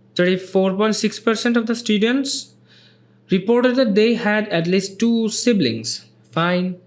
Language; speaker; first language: English; non-native, local second language; Bangla